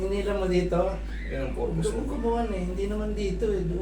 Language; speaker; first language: Filipino; native; Filipino